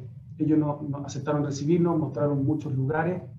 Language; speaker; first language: Spanish; native; Spanish